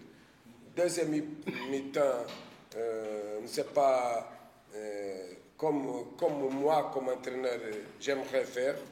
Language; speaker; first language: French; non-native, fluent; Portuguese